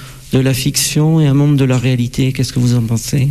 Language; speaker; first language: French; native; French